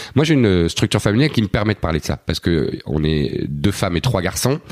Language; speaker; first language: French; native; French